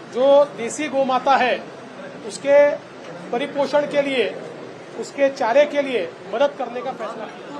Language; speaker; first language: Hindi; non-native, local second language; Marathi